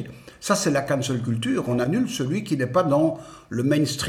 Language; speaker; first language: French; native; French